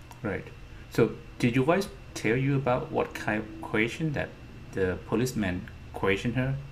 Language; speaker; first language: English; non-native, fluent; Thai